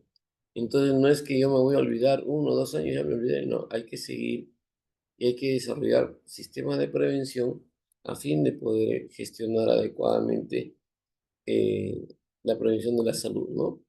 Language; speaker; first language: Spanish; native; Spanish